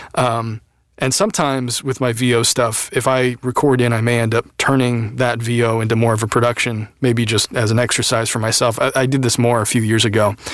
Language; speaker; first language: English; native; English